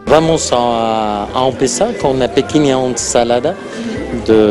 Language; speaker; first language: Spanish; non-native, fluent; French